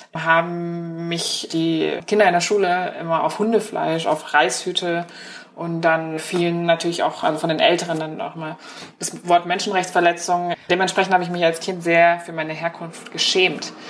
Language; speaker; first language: German; early bilingual, other home language; Chinese